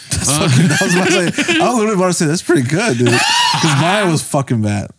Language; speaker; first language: English; native; English